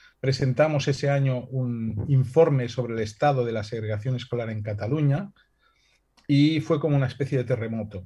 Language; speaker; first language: Spanish; non-native, local second language; Catalan